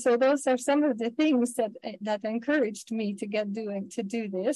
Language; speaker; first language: English; non-native, fluent; Dutch